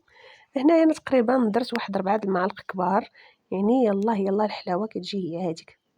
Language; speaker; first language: Arabic; native; Arabic